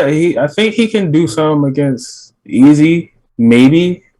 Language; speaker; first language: English; native; English